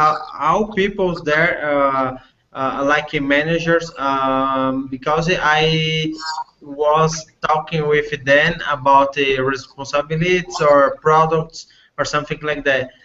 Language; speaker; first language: English; non-native, learner; Portuguese